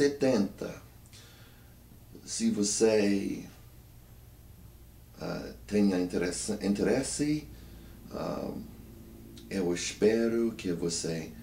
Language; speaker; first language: Portuguese; non-native, learner; English